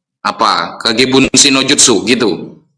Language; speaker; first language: Indonesian; native; Indonesian